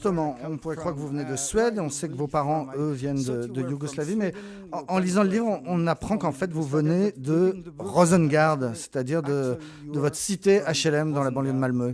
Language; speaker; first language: French; native; French